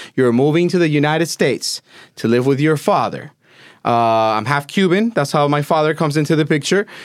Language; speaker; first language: English; early bilingual, other home language; Spanish